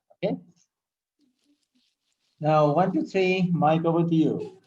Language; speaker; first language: English; non-native, local second language; Urdu